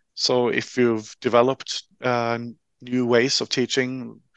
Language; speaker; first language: English; non-native, fluent; Norwegian